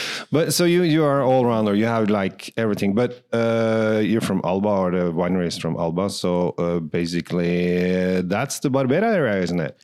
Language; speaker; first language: English; non-native, fluent; Norwegian